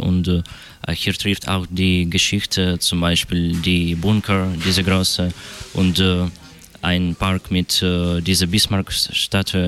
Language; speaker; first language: German; non-native, learner; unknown